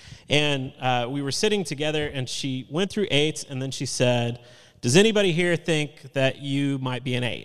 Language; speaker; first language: English; native; English